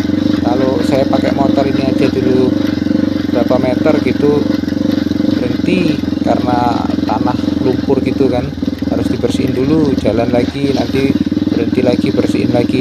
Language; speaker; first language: Indonesian; native; Indonesian